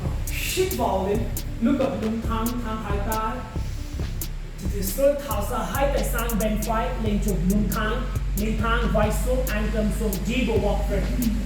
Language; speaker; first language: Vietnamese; non-native, learner; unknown